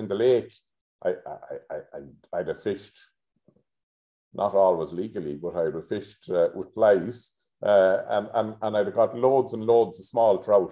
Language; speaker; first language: English; native; English